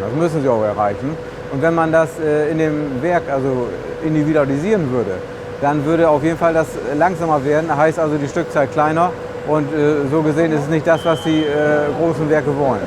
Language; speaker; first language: German; native; German